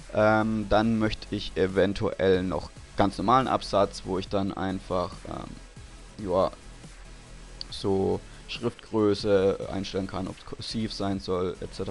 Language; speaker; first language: German; native; German